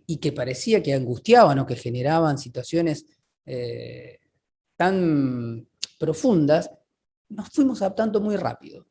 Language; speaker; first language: Spanish; native; Spanish